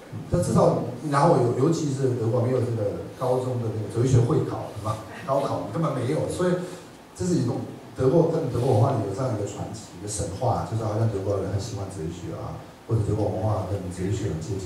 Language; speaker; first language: Chinese; non-native, fluent; German